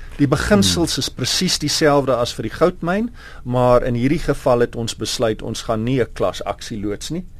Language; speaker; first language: Afrikaans; non-native, local second language; English